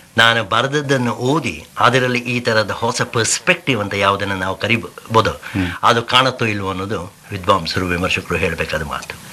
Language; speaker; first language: Kannada; native; Kannada